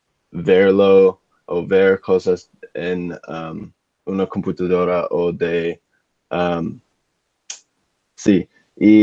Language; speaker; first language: Spanish; non-native, learner; English